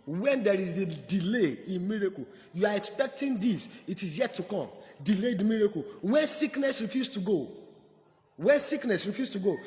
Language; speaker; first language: English; non-native, local second language; Yoruba